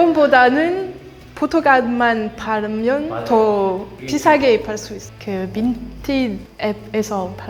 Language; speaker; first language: Korean; non-native, fluent; French